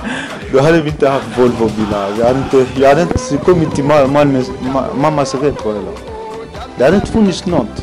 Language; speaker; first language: Swedish; non-native, fluent; Lingala